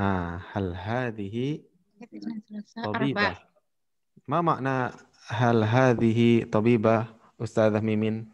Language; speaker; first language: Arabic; non-native, fluent; Indonesian